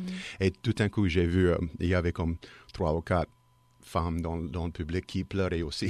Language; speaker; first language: French; native; French